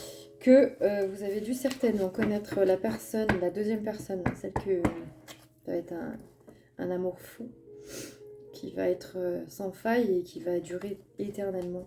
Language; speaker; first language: French; native; French